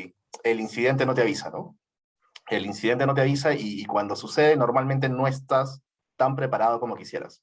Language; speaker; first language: Spanish; native; Spanish